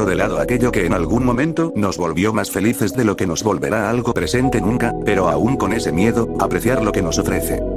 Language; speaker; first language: Spanish; native; Spanish